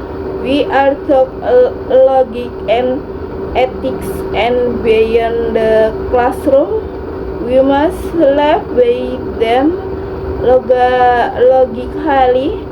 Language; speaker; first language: English; non-native, learner; Indonesian